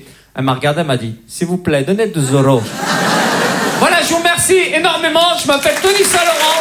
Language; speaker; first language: French; native; French